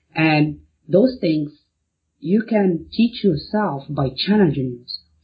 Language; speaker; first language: English; non-native, fluent; Arabic